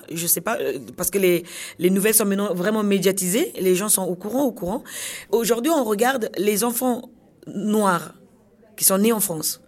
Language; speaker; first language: French; non-native, local second language; Kongo